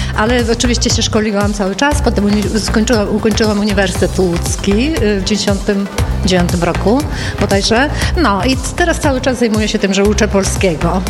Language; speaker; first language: Polish; early bilingual, heritage; Polish